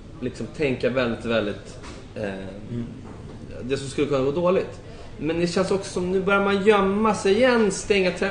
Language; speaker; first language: Swedish; native; Swedish